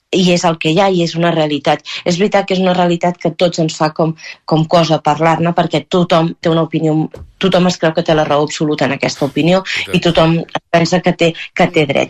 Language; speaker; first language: Catalan; native; Catalan